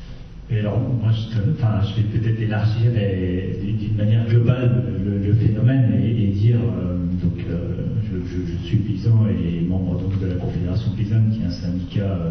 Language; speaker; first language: French; native; French